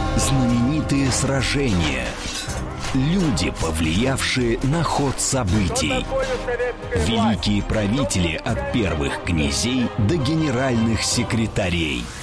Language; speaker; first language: Russian; native; Russian